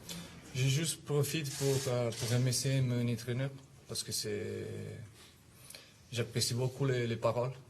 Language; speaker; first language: French; non-native, fluent; Italian